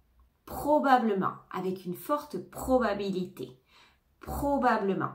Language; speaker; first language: French; native; French